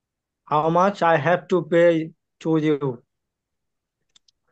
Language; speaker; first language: English; non-native, learner; Bangla